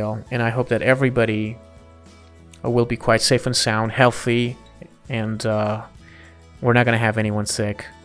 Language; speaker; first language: English; non-native, fluent; Persian